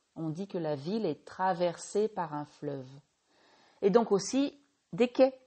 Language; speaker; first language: French; native; French